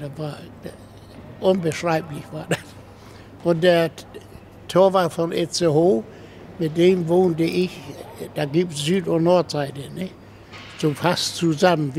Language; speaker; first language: German; native; German